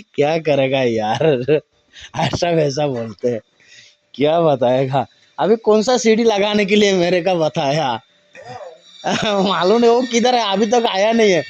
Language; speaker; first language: Hindi; non-native, fluent; Bangla